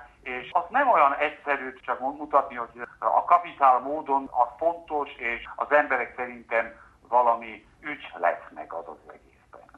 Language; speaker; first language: Hungarian; early bilingual, heritage; Hungarian